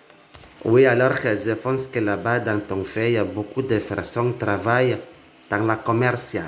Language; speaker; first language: French; non-native, learner; Indonesian